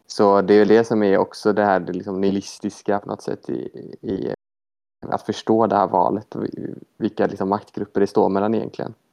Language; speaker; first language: Swedish; native; Swedish